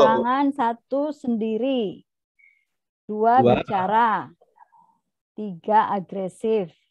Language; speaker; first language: Indonesian; native; Indonesian